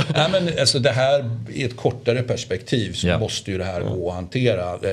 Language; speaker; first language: Swedish; native; Swedish